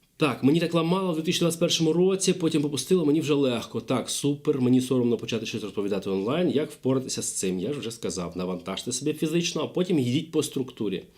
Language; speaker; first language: Ukrainian; non-native, local second language; Russian